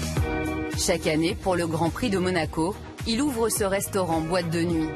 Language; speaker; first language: French; native; French